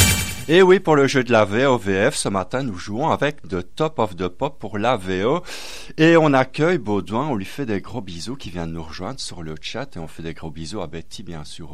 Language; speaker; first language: French; native; French